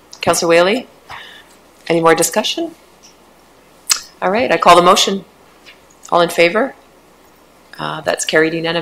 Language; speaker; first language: English; native; English